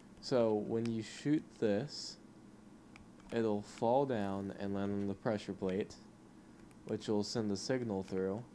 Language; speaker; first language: English; native; English